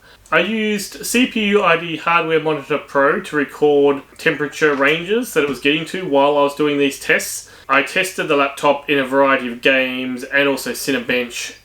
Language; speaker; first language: English; native; English